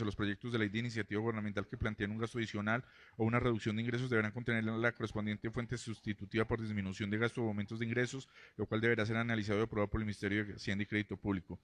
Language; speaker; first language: Spanish; native; Spanish